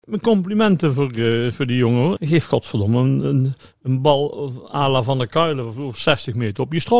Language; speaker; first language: Dutch; native; Dutch